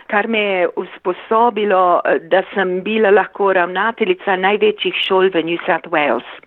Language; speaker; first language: Slovenian; early bilingual, heritage; Slovenian